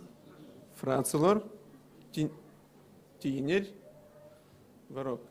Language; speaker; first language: Romanian; non-native, local second language; Russian